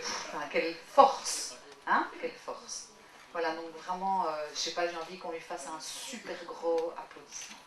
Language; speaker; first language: French; native; French